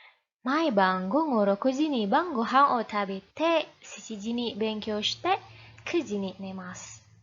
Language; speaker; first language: Japanese; non-native, fluent; Indonesian